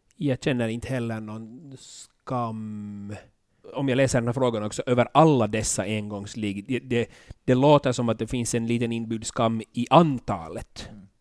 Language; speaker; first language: Swedish; native; Swedish